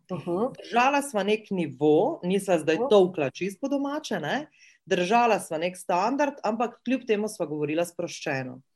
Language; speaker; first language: Slovenian; native; Slovenian